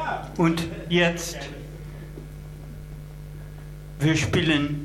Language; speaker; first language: German; non-native, learner; English